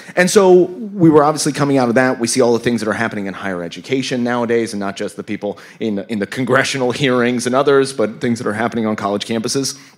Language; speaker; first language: English; native; English